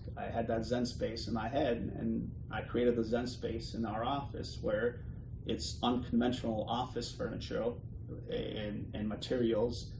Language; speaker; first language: English; early bilingual, other home language; Bosnian